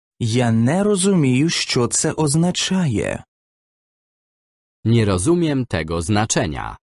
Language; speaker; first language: Polish; non-native, learner; Ukrainian